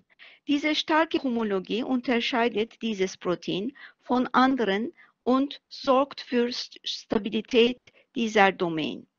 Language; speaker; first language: German; non-native, fluent; Turkish